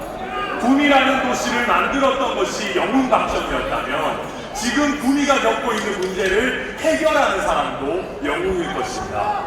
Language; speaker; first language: Korean; native; Korean